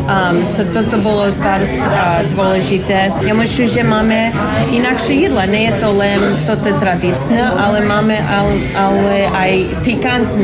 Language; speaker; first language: Slovak; early bilingual, heritage; English